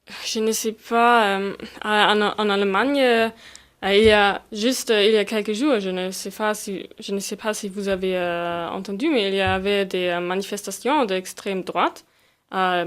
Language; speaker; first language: French; non-native, fluent; German